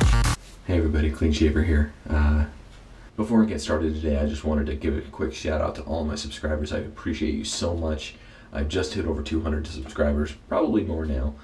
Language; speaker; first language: English; native; English